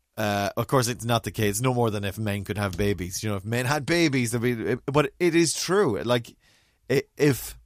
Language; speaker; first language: English; native; English